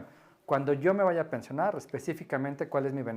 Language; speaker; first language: Spanish; native; Spanish